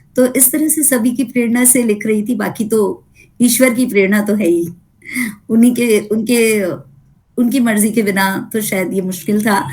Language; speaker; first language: Hindi; native; Hindi